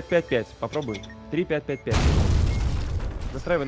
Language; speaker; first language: Russian; native; Russian